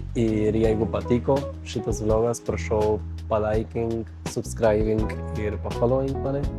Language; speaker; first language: Lithuanian; non-native, fluent; Spanish